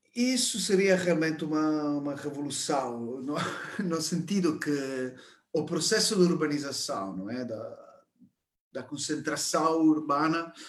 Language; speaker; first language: Portuguese; non-native, fluent; Italian